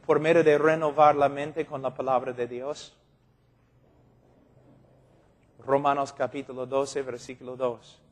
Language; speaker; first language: Spanish; non-native, fluent; English